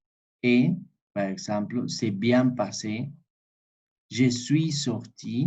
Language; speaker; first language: French; non-native, fluent; Spanish